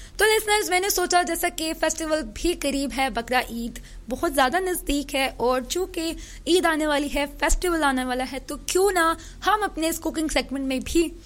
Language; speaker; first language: Urdu; early bilingual, heritage; Urdu